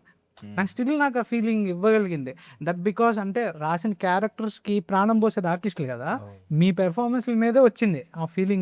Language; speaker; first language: Telugu; native; Telugu